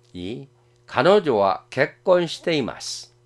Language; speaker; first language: Japanese; non-native, fluent; Korean